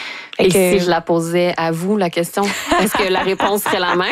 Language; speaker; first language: French; native; French